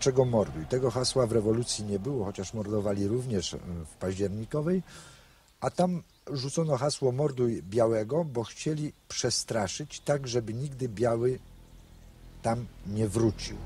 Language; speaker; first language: Polish; native; Polish